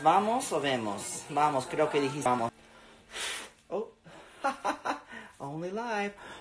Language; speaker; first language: Spanish; early bilingual, other home language; English